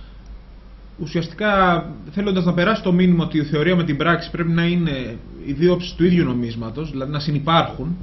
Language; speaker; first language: Greek; native; Greek